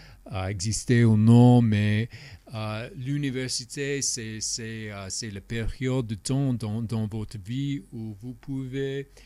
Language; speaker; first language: French; non-native, fluent; English